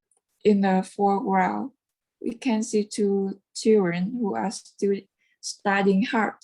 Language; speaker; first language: English; non-native, learner; Vietnamese